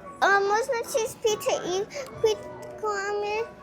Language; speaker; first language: Ukrainian; early bilingual, heritage; Ukrainian